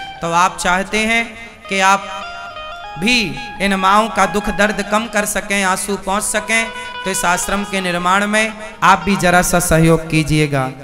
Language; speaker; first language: Hindi; native; Hindi